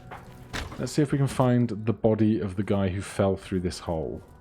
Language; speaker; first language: English; native; English